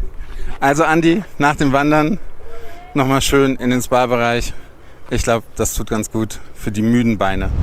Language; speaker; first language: German; native; German